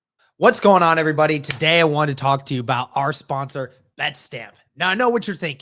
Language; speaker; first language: English; native; English